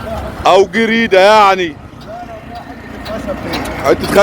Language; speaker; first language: Arabic; native; Arabic